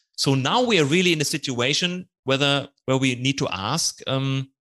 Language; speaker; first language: English; non-native, fluent; German